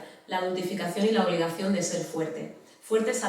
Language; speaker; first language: Spanish; native; Spanish